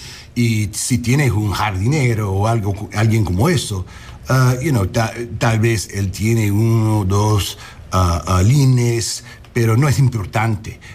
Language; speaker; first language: Spanish; early bilingual, heritage; English